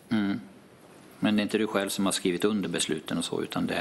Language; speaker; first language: Swedish; native; Swedish